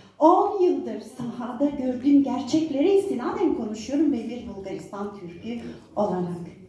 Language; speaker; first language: Turkish; native; Turkish